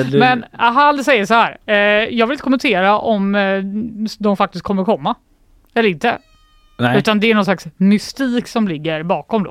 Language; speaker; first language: Swedish; native; Swedish